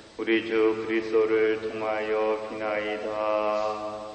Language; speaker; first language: Korean; native; Korean